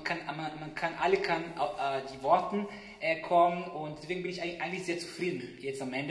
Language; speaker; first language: German; non-native, fluent; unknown